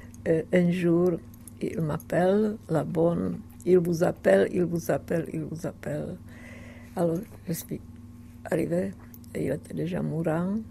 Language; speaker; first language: French; non-native, fluent; Czech